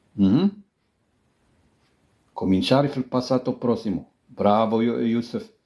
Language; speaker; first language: Italian; non-native, fluent; Arabic